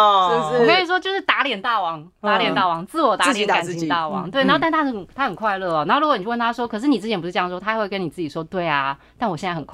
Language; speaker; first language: Chinese; native; Chinese